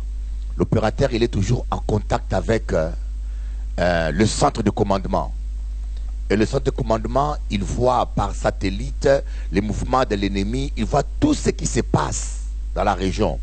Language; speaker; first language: French; non-native, local second language; Lingala